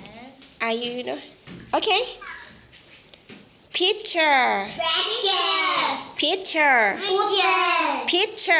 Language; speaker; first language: English; non-native, fluent; Thai